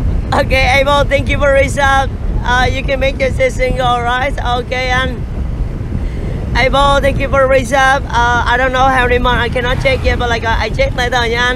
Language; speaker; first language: English; non-native, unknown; Vietnamese